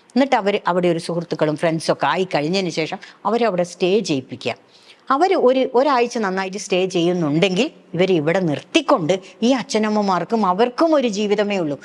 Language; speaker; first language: Malayalam; native; Malayalam